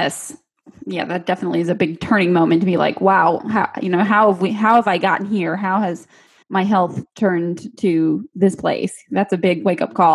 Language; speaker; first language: English; native; English